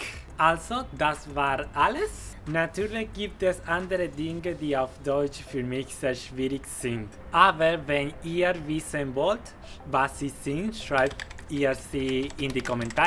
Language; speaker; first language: German; non-native, fluent; Spanish